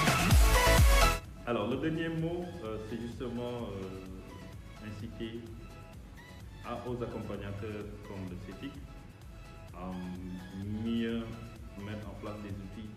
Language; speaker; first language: French; non-native, local second language; Wolof